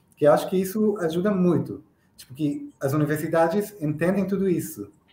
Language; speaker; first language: Portuguese; non-native, fluent; Hebrew